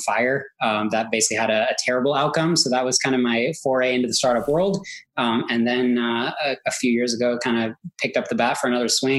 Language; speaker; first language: English; early bilingual, other home language; Hebrew